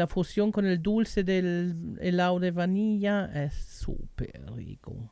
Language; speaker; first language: Spanish; non-native, learner; German